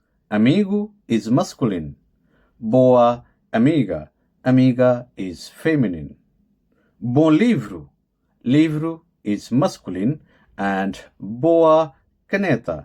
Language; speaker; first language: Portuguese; non-native, fluent; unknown